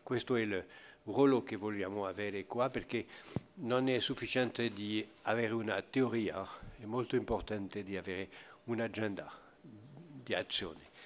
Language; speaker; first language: Italian; non-native, fluent; French